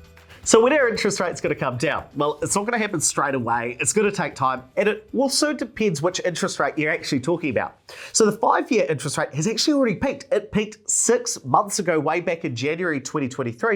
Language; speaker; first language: English; native; English